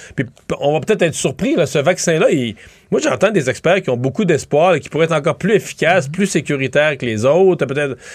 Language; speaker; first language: French; native; French